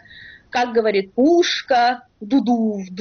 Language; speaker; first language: Russian; native; Russian